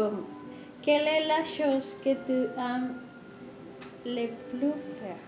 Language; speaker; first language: French; non-native, learner; Spanish